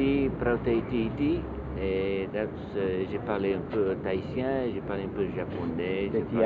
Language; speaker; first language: French; non-native, learner; English